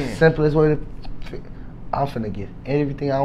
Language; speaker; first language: English; native; English